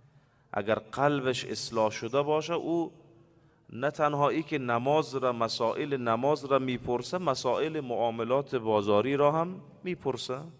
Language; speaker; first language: Persian; native; Persian